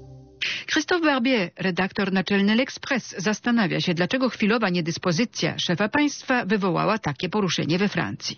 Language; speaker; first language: Polish; native; Polish